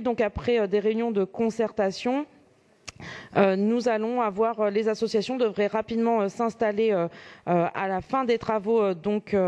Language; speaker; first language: French; native; French